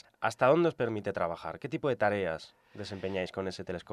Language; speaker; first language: Spanish; native; Spanish